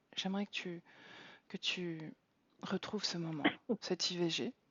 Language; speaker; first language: French; native; French